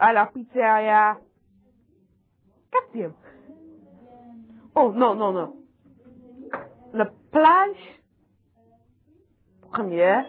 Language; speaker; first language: French; non-native, learner; English